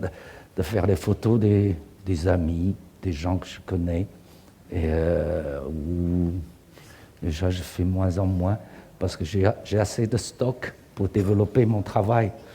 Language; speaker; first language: French; non-native, fluent; Chinese